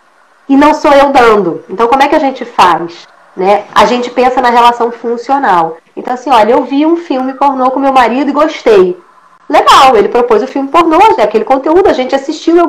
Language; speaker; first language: Portuguese; native; Portuguese